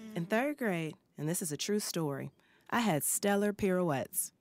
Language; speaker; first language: English; native; English